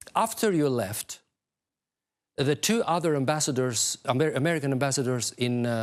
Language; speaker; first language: English; non-native, fluent; Albanian